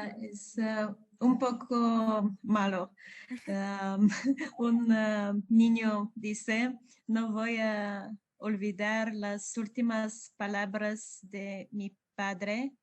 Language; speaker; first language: Spanish; non-native, learner; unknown